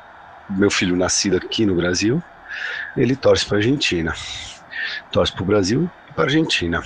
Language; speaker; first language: Portuguese; non-native, fluent; Spanish